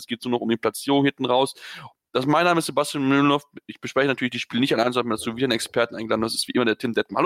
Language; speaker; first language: German; native; German